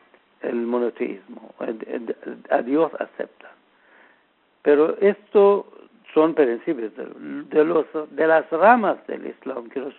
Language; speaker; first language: Spanish; non-native, learner; Persian